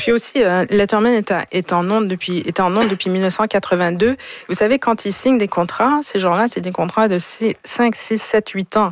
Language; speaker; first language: French; native; French